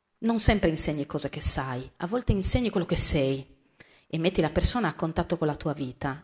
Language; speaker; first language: Italian; native; Italian